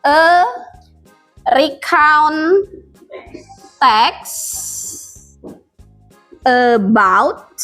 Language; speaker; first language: English; non-native, fluent; Indonesian